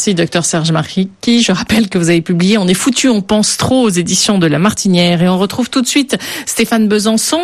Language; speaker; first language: French; native; French